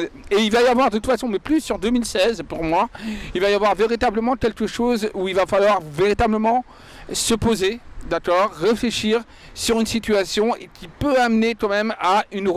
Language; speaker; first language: French; native; French